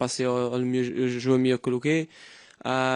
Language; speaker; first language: French; non-native, fluent; Portuguese